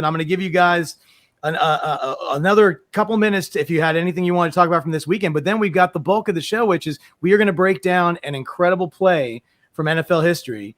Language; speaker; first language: English; native; English